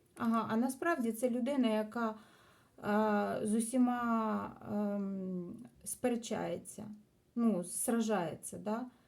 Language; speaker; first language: Ukrainian; non-native, local second language; Russian